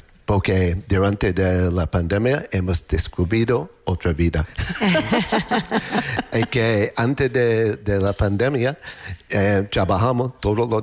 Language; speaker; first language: Spanish; non-native, learner; English